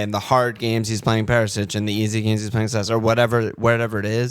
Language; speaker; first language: English; native; English